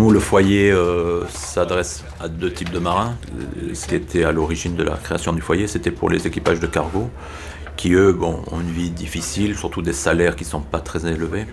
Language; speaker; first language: French; native; French